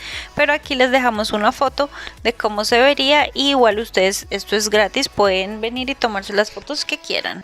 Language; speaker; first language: Spanish; native; Spanish